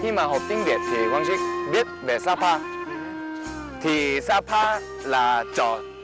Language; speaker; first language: Vietnamese; non-native, fluent; Korean